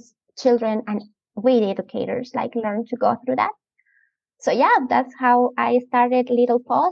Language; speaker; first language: English; non-native, fluent; Spanish